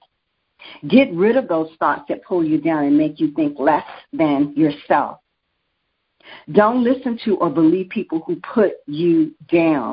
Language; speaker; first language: English; native; English